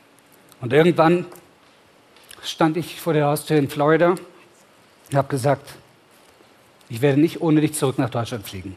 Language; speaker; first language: German; native; German